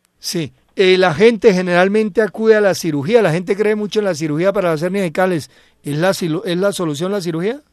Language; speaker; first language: Spanish; native; Spanish